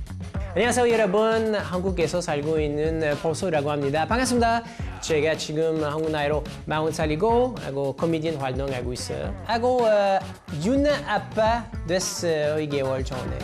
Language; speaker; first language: Korean; non-native, learner; English